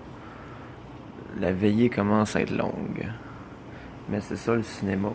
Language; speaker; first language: French; native; French